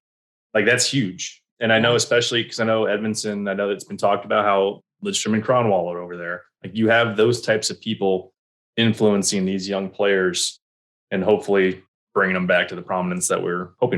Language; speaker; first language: English; native; English